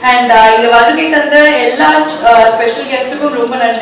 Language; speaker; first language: Tamil; native; Tamil